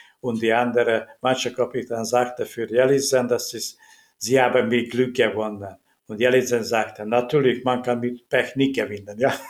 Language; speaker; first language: German; non-native, learner; Hungarian